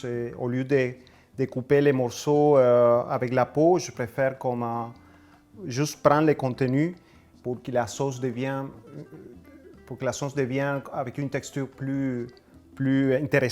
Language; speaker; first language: French; non-native, fluent; Spanish